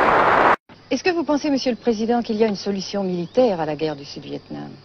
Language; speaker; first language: French; native; French